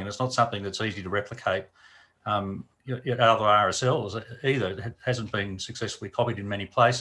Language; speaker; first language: English; native; English